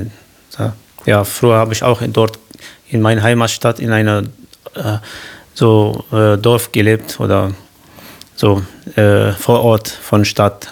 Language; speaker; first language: German; non-native, fluent; Arabic